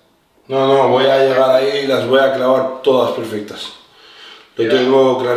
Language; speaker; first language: Spanish; native; Spanish